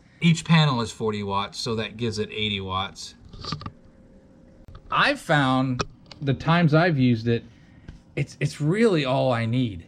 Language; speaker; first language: English; native; English